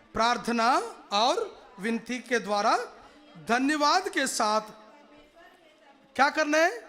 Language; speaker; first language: Hindi; non-native, local second language; Telugu